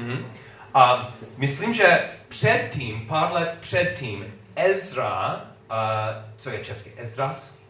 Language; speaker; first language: Czech; non-native, learner; English